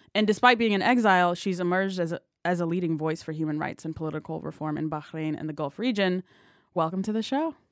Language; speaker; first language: English; early bilingual, other home language; Amharic